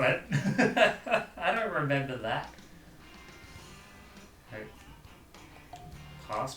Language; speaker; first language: English; native; English